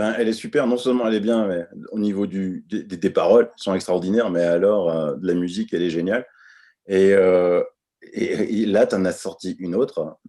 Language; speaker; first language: French; native; French